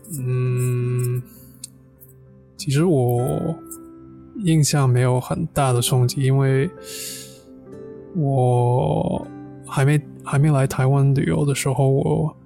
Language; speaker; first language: Chinese; non-native, fluent; English